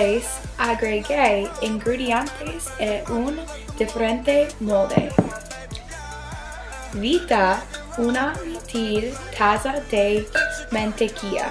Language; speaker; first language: Spanish; non-native, learner; English